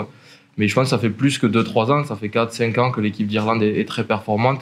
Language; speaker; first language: French; native; French